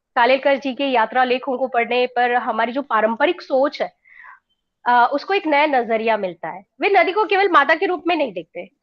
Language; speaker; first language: Hindi; non-native, local second language; Gujarati